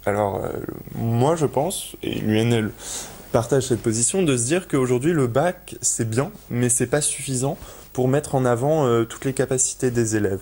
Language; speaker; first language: French; native; French